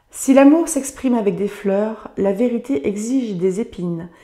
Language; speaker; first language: French; native; French